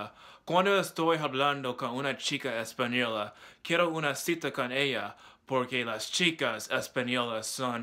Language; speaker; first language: Spanish; non-native, learner; English